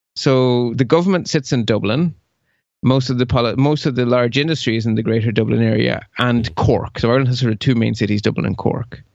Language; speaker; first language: English; early bilingual, other home language; Dutch